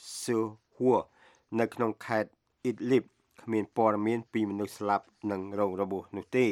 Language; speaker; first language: Khmer; native; Khmer